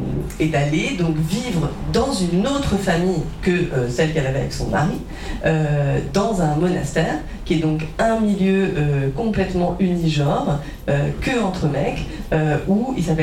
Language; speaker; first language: French; native; French